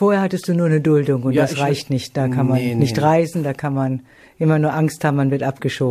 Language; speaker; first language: German; native; German